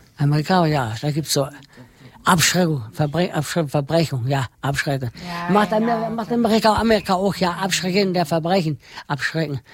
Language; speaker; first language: German; non-native, learner; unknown